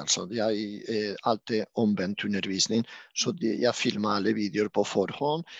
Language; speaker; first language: Norwegian; non-native, fluent; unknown